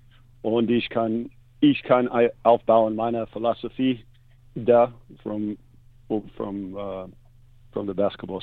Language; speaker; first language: German; non-native, learner; English